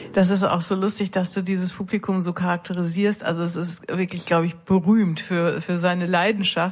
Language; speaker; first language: German; native; German